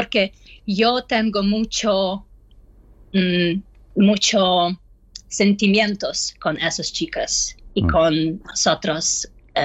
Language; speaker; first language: Spanish; non-native, learner; Ukrainian